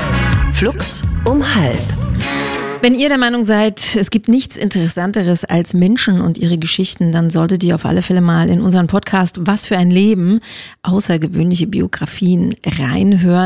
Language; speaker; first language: German; native; German